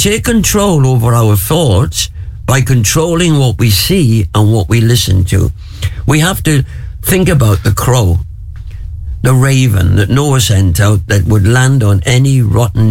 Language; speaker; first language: English; native; English